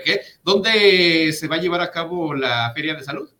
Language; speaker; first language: Spanish; native; Spanish